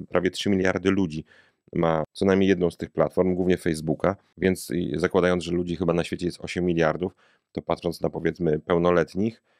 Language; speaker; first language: Polish; native; Polish